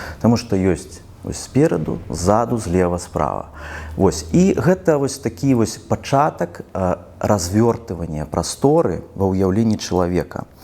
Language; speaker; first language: Belarusian; non-native, local second language; Russian